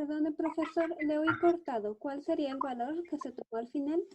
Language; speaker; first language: Spanish; native; Spanish